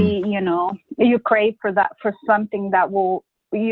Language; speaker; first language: English; non-native, fluent; Spanish